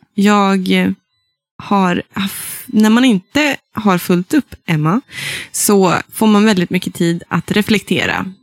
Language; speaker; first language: Swedish; native; Swedish